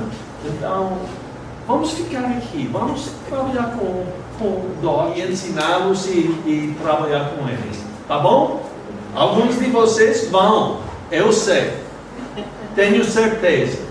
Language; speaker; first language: Portuguese; non-native, fluent; English